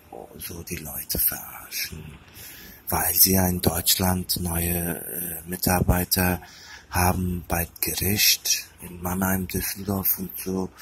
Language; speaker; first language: German; early bilingual, other home language; Turkish